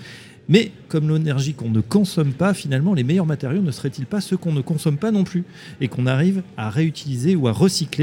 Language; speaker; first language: French; native; French